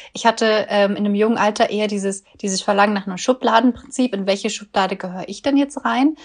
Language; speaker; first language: German; early bilingual, other home language; Russian